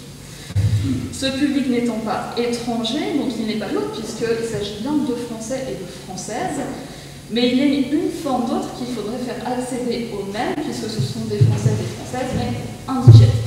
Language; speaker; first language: French; native; French